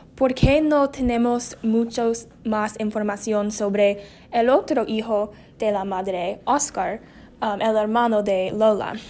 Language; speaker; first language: Spanish; non-native, learner; English